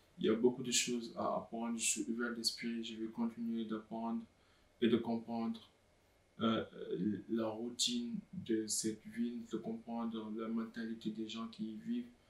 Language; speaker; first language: French; non-native, local second language; Wolof